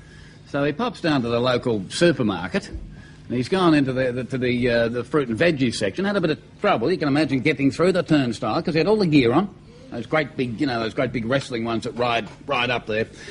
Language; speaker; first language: English; native; English